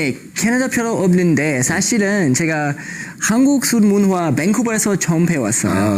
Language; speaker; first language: Korean; non-native, learner; English